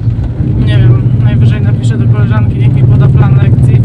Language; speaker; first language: Polish; native; Polish